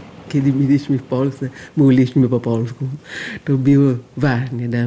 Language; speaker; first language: Polish; non-native, learner; Italian